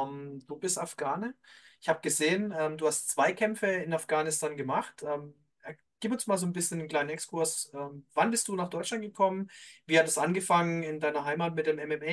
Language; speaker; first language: German; native; German